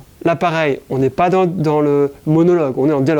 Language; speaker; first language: French; native; French